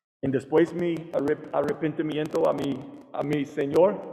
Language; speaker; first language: Spanish; non-native, learner; English